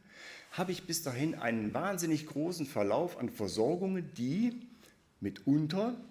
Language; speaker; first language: German; native; German